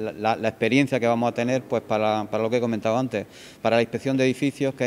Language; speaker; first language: Spanish; native; Spanish